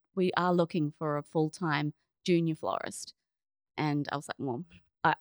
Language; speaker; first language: English; native; English